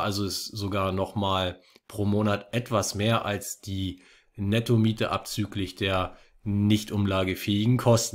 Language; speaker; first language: German; native; German